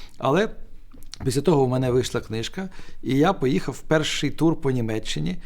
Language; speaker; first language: Ukrainian; non-native, local second language; Russian